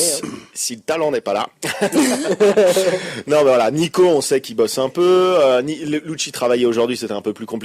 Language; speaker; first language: French; native; French